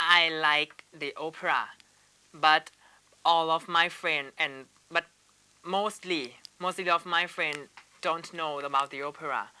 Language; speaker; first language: English; non-native, learner; Thai